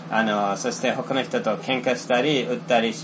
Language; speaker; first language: Japanese; non-native, fluent; Finnish